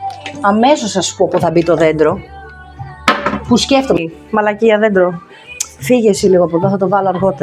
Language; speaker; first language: Greek; native; Greek